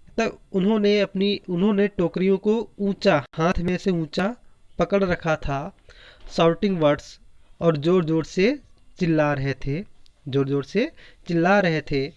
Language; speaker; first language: Hindi; native; Hindi